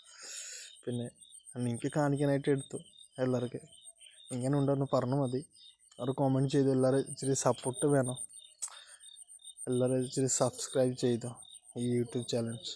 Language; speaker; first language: Malayalam; non-native, learner; Bangla